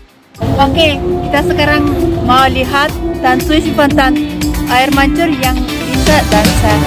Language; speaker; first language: Indonesian; non-native, learner; Russian